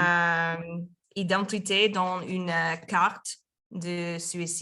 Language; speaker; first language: French; non-native, learner; Spanish